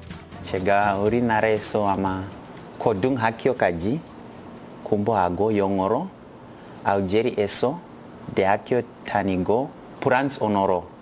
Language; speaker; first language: Korean; non-native, learner; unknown